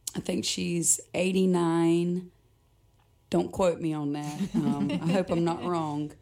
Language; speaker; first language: English; native; English